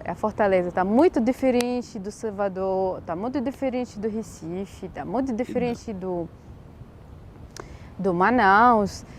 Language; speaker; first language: Portuguese; non-native, fluent; Arabic